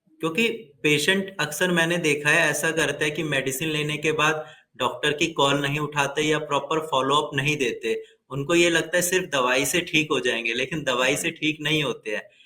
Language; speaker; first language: Hindi; native; Hindi